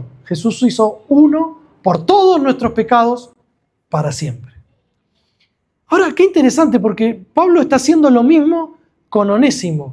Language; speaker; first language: Spanish; native; Spanish